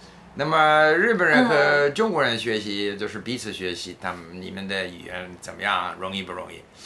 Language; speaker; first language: Chinese; non-native, fluent; English